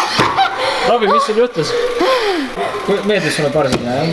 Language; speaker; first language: Estonian; native; Estonian